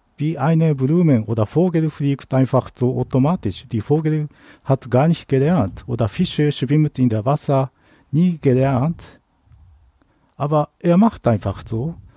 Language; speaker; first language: German; non-native, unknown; Japanese